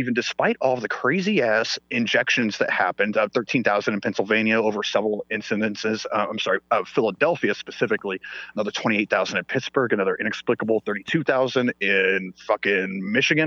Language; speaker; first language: English; non-native, fluent; Swedish